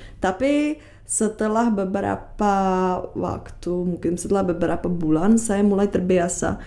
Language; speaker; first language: Indonesian; non-native, fluent; Czech